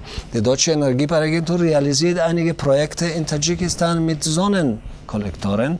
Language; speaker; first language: German; non-native, fluent; Tajik